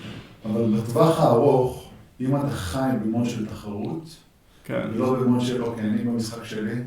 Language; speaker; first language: Hebrew; native; Hebrew